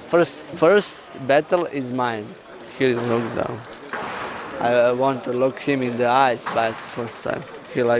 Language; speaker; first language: English; non-native, learner; Polish